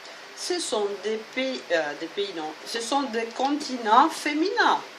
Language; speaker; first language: French; non-native, fluent; Portuguese